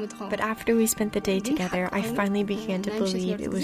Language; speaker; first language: English; non-native, fluent; Arabic